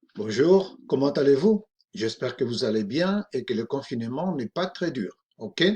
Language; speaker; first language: French; non-native, fluent; Spanish